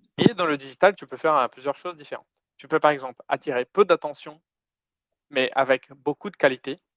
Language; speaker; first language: French; non-native, fluent; Portuguese